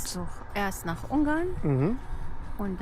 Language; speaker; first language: German; non-native, fluent; Arabic